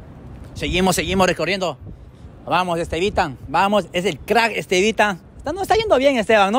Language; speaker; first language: Spanish; native; Spanish